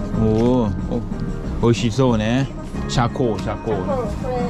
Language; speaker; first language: Japanese; non-native, learner; Thai